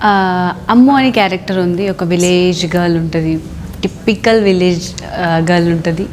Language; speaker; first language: Telugu; non-native, local second language; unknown